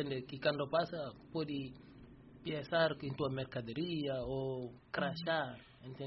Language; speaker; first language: Spanish; non-native, learner; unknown